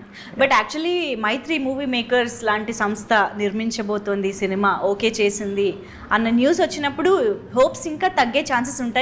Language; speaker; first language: Telugu; native; Telugu